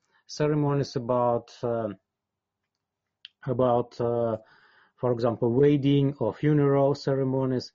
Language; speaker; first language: English; non-native, fluent; Russian